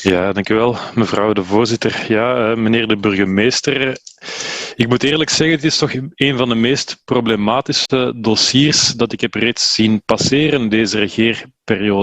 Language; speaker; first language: Dutch; native; Dutch